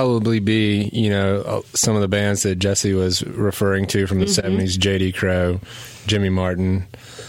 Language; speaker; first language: English; native; English